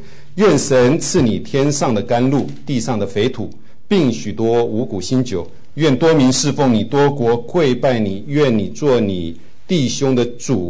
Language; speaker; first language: Chinese; native; Chinese